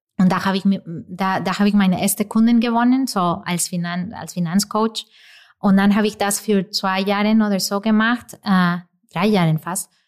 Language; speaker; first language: German; non-native, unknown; Spanish